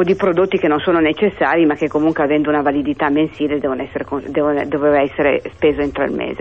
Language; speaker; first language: Italian; native; Italian